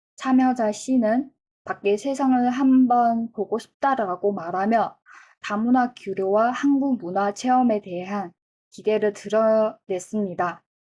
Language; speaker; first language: Korean; non-native, fluent; Chinese